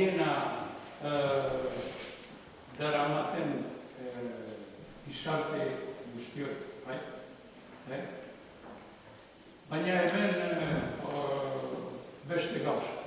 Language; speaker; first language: Basque; non-native, learner; Croatian